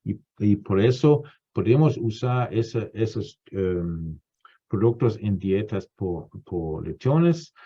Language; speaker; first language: Spanish; non-native, fluent; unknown